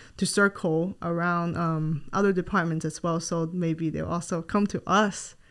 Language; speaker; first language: English; non-native, local second language; Cantonese